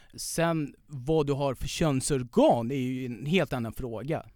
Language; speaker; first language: Swedish; non-native, fluent; Persian